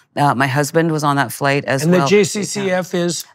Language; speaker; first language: English; native; English